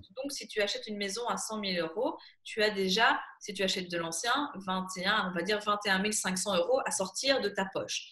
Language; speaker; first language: French; native; French